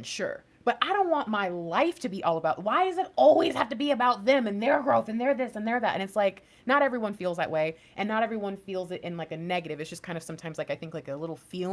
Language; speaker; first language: English; native; English